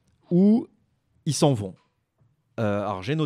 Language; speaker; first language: French; native; French